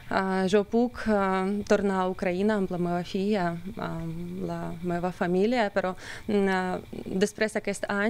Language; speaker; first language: Catalan; non-native, learner; Ukrainian